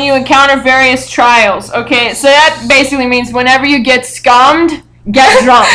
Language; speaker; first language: English; native; English